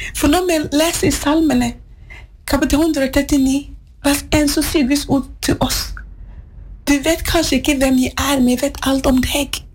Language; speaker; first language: Norwegian; non-native, fluent; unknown